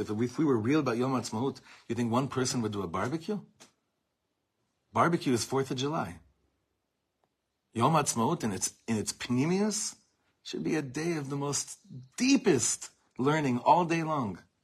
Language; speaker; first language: English; native; English